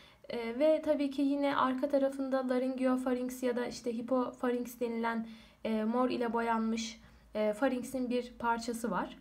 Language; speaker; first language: Turkish; native; Turkish